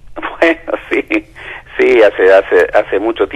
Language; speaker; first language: Spanish; native; Spanish